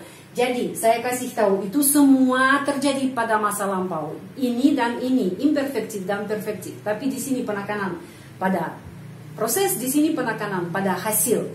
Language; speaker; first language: Indonesian; non-native, fluent; Russian